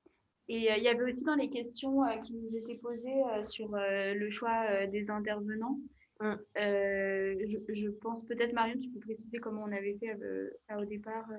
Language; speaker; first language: French; native; French